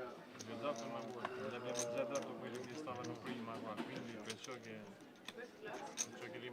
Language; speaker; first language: Italian; non-native, fluent; Albanian